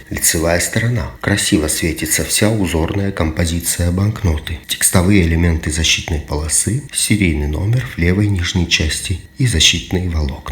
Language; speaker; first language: Russian; native; Russian